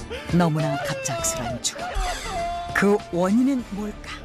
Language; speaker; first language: Korean; native; Korean